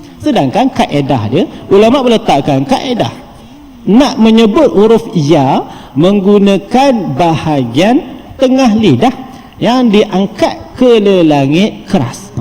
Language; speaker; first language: Malay; native; Malay